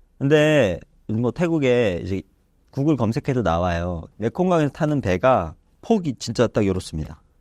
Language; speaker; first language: Korean; native; Korean